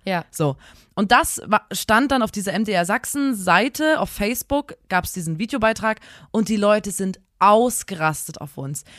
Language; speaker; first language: German; native; German